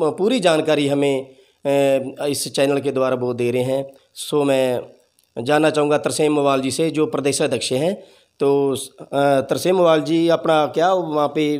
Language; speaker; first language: Hindi; non-native, local second language; Punjabi